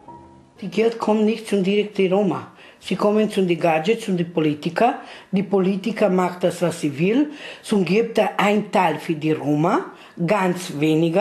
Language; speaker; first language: German; non-native, learner; Romany